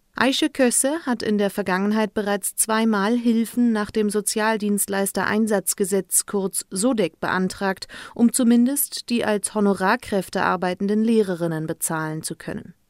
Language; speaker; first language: German; native; German